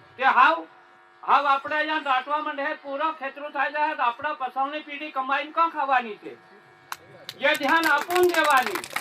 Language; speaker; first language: Gujarati; non-native, local second language; Bhili